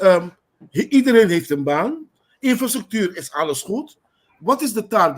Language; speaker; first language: Dutch; non-native, local second language; Papiamento